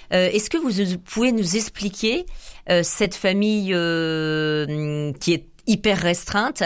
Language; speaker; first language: French; native; French